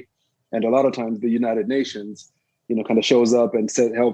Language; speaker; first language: English; non-native, local second language; Shona